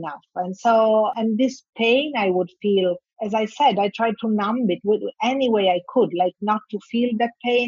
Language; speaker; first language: English; non-native, fluent; Italian